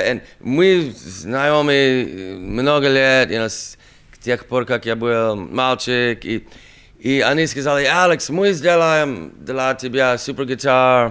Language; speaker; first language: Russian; non-native, learner; English